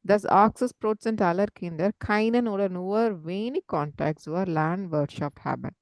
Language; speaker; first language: German; non-native, fluent; Tamil